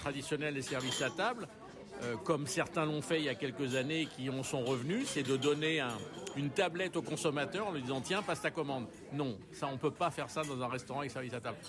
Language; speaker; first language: French; native; French